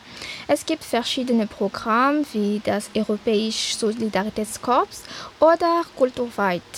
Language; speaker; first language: German; non-native, fluent; Malagasy